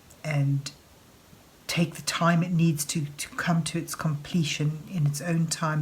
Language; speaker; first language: English; native; English